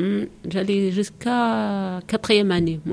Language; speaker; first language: French; non-native, learner; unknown